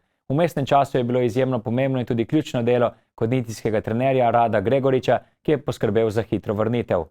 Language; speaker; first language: Slovenian; native; Slovenian